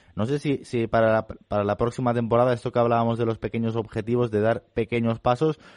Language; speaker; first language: Spanish; non-native, local second language; Catalan